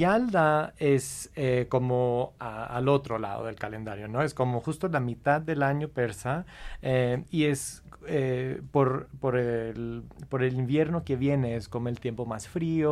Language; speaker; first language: Spanish; non-native, fluent; English